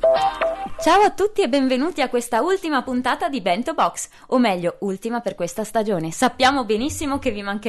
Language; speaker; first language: Italian; native; Italian